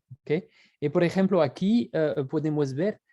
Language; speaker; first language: Spanish; non-native, fluent; French